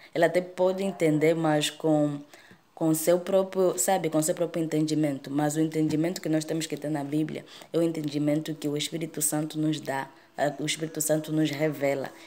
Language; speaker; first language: Portuguese; native; Portuguese